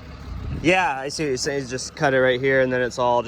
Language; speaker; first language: English; native; English